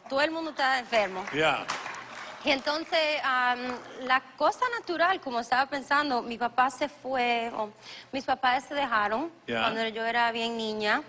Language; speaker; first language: Spanish; early bilingual, other home language; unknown